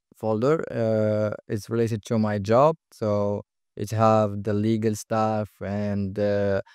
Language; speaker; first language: English; non-native, fluent; Arabic